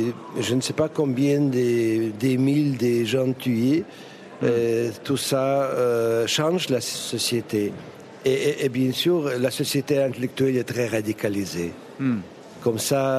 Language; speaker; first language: French; non-native, fluent; Russian